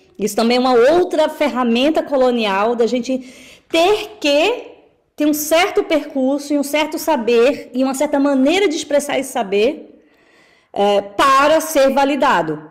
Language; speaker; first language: Portuguese; native; Portuguese